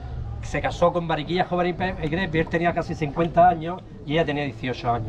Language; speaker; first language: Spanish; native; Spanish